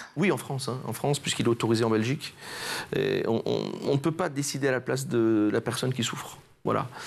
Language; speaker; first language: French; native; French